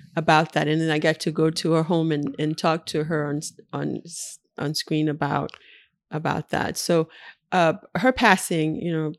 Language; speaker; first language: English; early bilingual, other home language; Haitian Creole